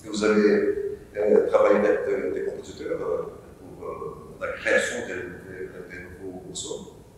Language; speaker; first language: French; non-native, learner; Portuguese